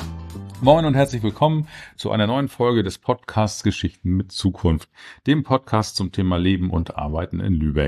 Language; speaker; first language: German; native; German